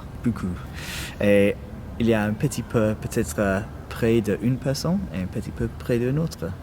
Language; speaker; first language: French; non-native, learner; English